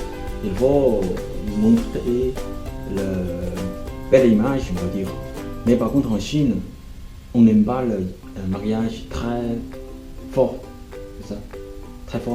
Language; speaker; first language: French; non-native, fluent; Chinese